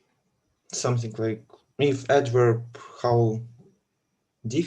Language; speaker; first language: English; non-native, learner; Russian